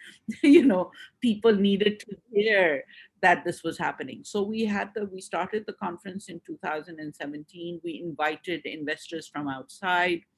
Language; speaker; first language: English; non-native, local second language; Urdu